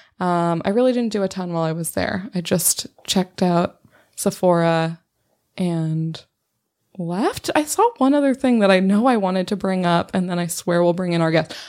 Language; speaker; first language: English; native; English